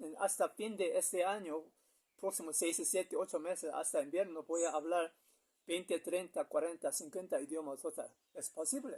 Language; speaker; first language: Spanish; non-native, learner; Korean